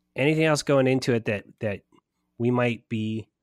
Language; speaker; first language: English; native; English